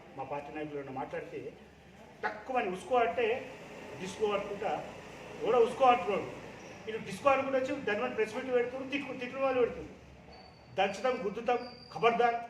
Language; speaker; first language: Telugu; native; Telugu